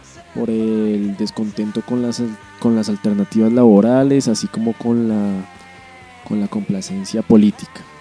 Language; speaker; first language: Spanish; native; Spanish